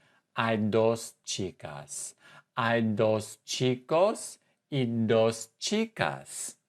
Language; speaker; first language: Spanish; non-native, fluent; English